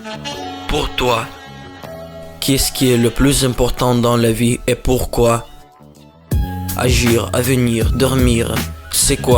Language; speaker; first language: French; non-native, fluent; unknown